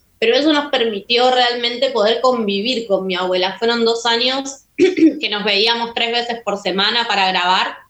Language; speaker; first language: Spanish; native; Spanish